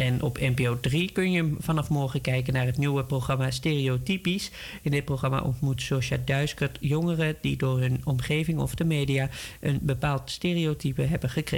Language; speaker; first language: Dutch; native; Dutch